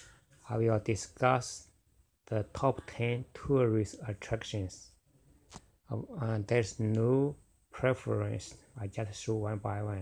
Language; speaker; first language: English; non-native, fluent; Chinese